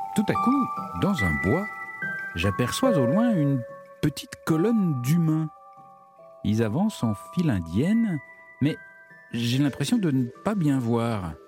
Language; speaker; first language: French; native; French